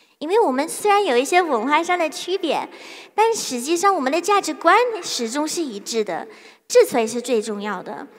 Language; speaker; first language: Chinese; non-native, fluent; English